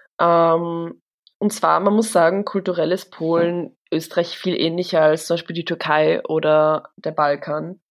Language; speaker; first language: German; early bilingual, other home language; Polish